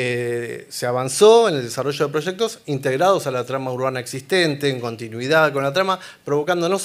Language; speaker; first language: Spanish; native; Spanish